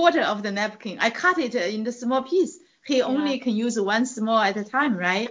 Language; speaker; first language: English; non-native, fluent; Chinese